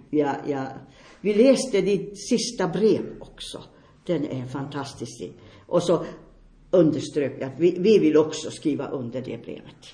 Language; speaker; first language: Swedish; non-native, fluent; Finnish